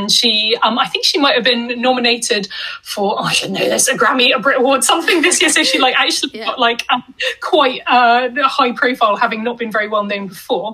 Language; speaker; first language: English; native; English